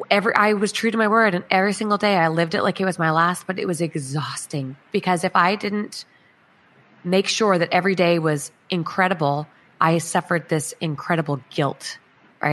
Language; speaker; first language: English; native; English